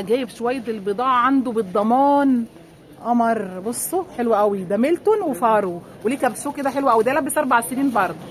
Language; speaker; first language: Arabic; native; Arabic